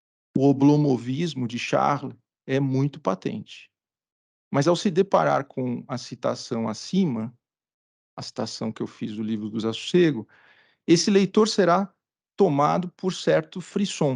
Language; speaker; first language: Portuguese; native; Portuguese